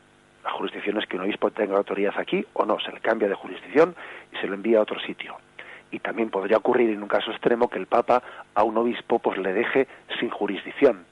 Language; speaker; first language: Spanish; native; Spanish